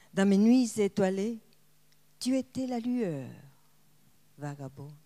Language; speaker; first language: French; non-native, fluent; Spanish